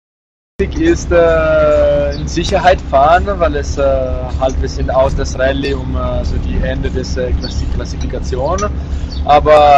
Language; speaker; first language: German; non-native, learner; Italian